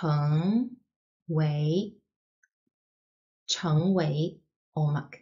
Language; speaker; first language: Turkish; non-native, fluent; Chinese